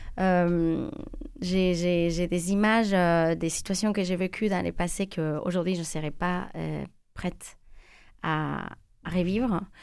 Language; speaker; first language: French; non-native, fluent; Spanish